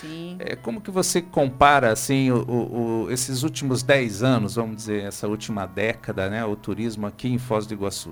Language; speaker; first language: Portuguese; native; Portuguese